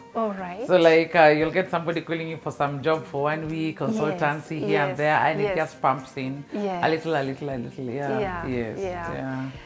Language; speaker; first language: English; non-native, local second language; Luo (Kenya and Tanzania)